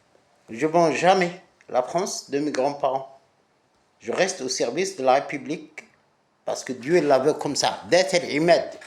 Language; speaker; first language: French; non-native, local second language; Arabic